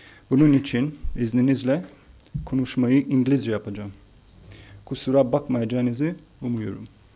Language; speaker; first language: Turkish; non-native, fluent; Hebrew